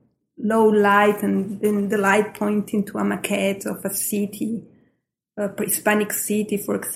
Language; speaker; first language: English; non-native, fluent; Spanish